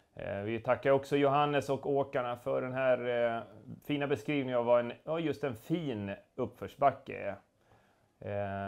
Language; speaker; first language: Swedish; native; Swedish